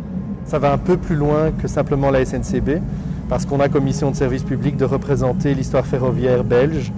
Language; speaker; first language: French; native; French